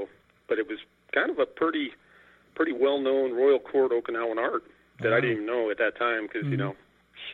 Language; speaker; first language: English; native; English